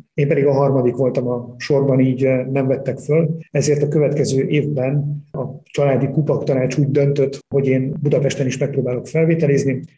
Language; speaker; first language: Hungarian; native; Hungarian